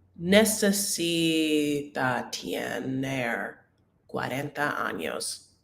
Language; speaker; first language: Spanish; non-native, learner; English